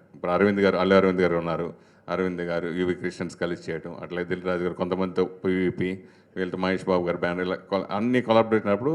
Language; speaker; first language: Telugu; native; Telugu